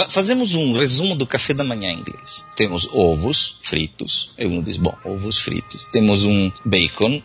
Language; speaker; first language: Portuguese; non-native, fluent; Italian